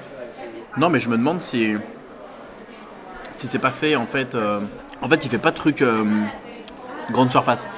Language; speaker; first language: French; native; French